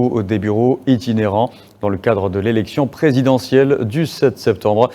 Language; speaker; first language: French; non-native, local second language; Arabic